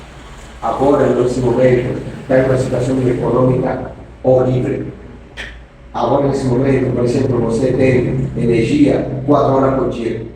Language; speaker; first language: Portuguese; non-native, fluent; Spanish